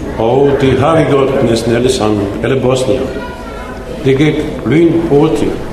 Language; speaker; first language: Danish; non-native, fluent; Bosnian